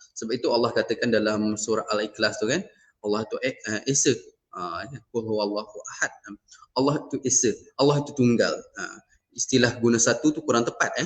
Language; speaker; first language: Malay; non-native, local second language; Iban